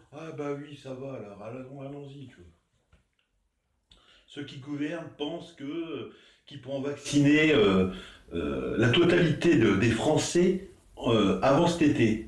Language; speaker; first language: French; native; French